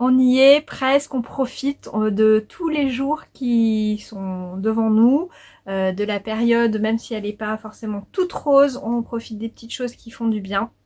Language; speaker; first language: French; native; French